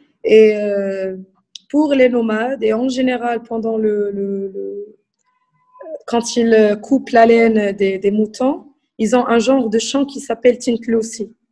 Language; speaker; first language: French; non-native, local second language; Arabic